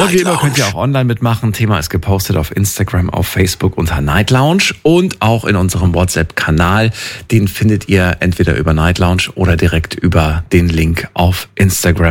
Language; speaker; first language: German; native; German